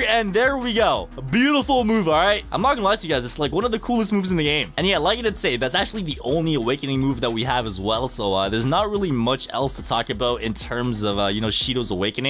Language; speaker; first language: English; native; English